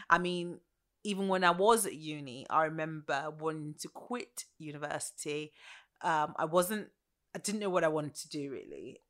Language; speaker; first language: English; early bilingual, other home language; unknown